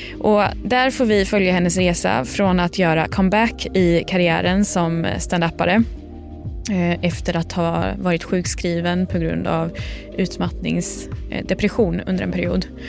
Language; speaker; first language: Swedish; native; Swedish